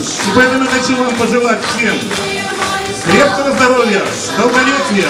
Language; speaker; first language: Russian; native; Russian